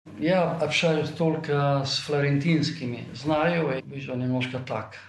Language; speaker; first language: Russian; non-native, fluent; Italian